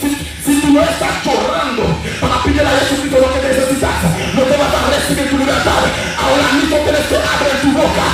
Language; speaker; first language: Spanish; non-native, learner; Haitian Creole